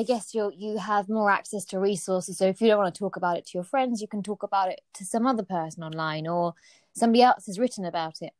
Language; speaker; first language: English; native; English